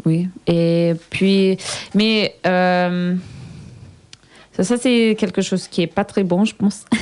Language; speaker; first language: French; non-native, learner; English